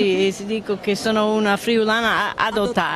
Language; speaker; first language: Italian; early bilingual, heritage; English